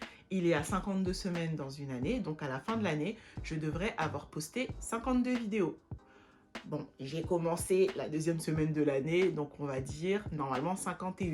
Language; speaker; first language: French; native; French